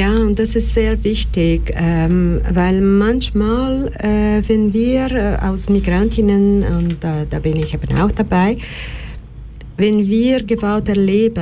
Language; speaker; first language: German; non-native, fluent; Portuguese